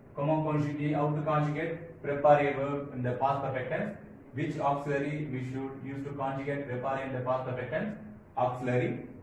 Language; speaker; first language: English; non-native, local second language; Tamil